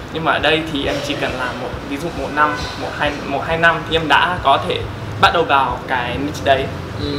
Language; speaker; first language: Vietnamese; non-native, fluent; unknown